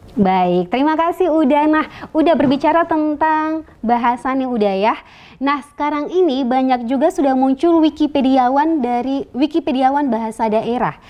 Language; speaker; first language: Indonesian; native; Indonesian